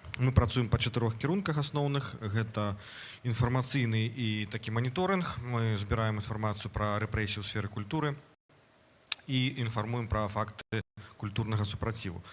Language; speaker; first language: Belarusian; non-native, local second language; Russian